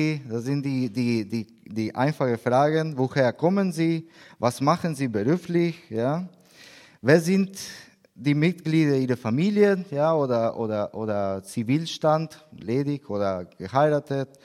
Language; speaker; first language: German; non-native, learner; Spanish